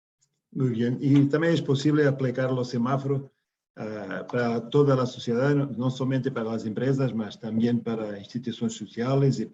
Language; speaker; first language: Spanish; non-native, fluent; Portuguese